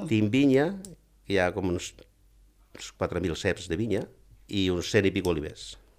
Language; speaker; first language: Catalan; early bilingual, other home language; Galician